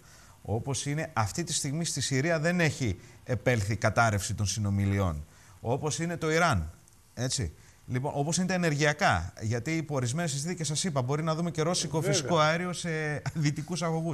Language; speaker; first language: Greek; native; Greek